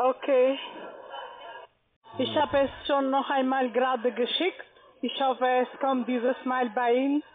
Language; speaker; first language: German; non-native, learner; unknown